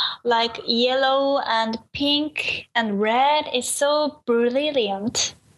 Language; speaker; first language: English; non-native, learner; Japanese